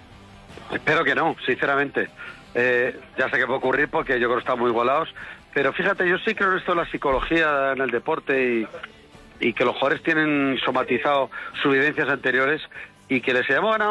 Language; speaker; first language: Spanish; native; Spanish